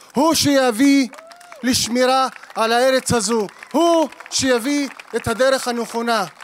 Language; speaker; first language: Hebrew; native; Hebrew